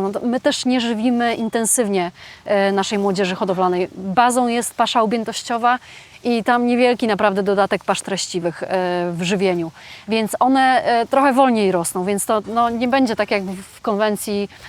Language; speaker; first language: Polish; native; Polish